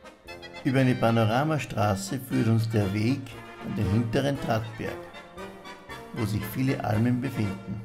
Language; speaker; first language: German; native; German